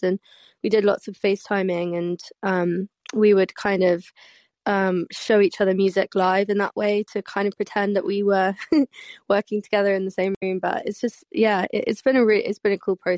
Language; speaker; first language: English; native; English